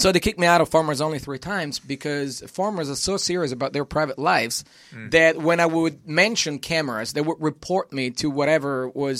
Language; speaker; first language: English; non-native, fluent; Italian